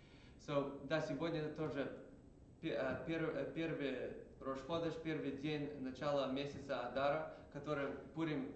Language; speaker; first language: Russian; early bilingual, heritage; English